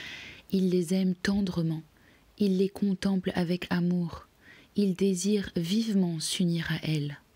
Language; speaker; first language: French; native; French